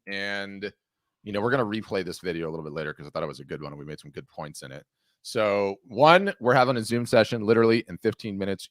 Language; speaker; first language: English; native; English